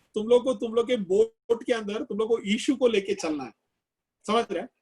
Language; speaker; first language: Hindi; non-native, local second language; Malayalam